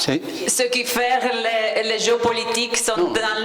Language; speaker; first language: French; non-native, fluent; Romanian